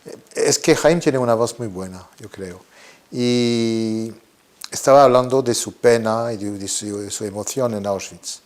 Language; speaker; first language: Spanish; early bilingual, heritage; Spanish